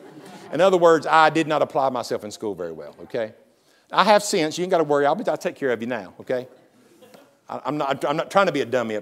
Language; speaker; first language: English; native; English